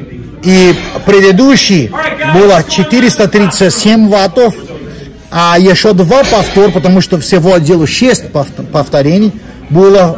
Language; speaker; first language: Russian; non-native, fluent; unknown